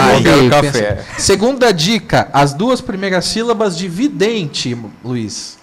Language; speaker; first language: Portuguese; native; Portuguese